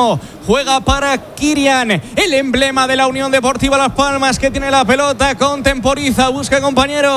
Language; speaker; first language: Spanish; native; Spanish